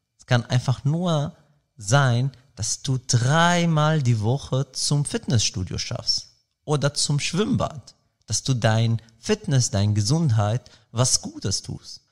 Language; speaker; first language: German; non-native, fluent; Arabic